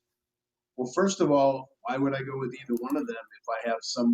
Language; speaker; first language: English; native; English